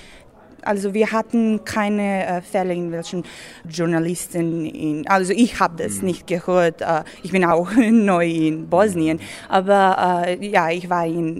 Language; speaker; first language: German; non-native, learner; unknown